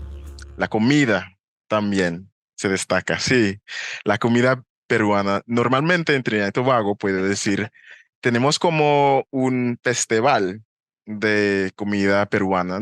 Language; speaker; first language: Spanish; non-native, fluent; English